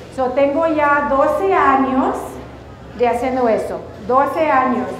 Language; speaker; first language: Spanish; early bilingual, heritage; Spanish